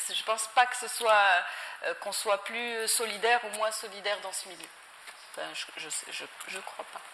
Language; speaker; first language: French; non-native, local second language; Arabic